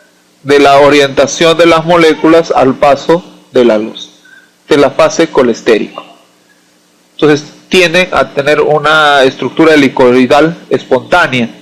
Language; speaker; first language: Spanish; native; Spanish